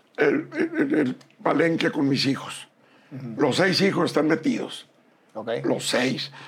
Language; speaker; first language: Spanish; native; Spanish